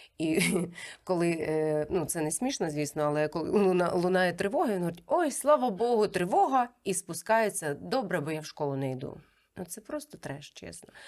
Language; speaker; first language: Ukrainian; native; Ukrainian